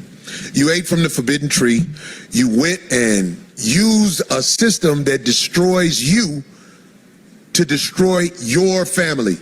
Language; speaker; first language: English; native; English